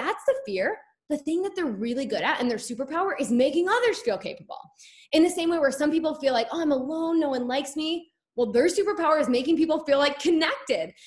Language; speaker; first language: English; native; English